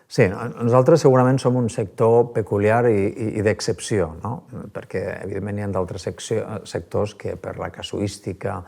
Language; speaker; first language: Catalan; native; Catalan